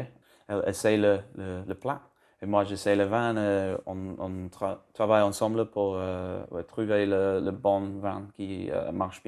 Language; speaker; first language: French; non-native, learner; English